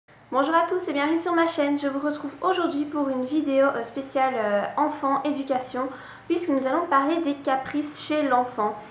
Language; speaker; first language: French; native; French